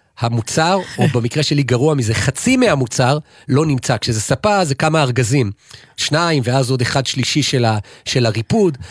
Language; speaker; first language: Hebrew; native; Hebrew